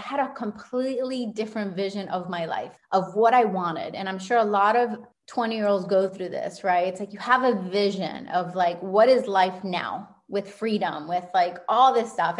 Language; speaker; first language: English; early bilingual, other home language; Spanish